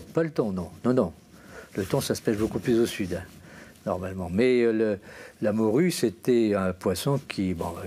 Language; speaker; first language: French; native; French